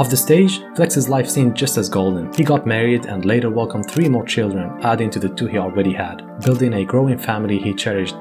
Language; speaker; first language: English; native; English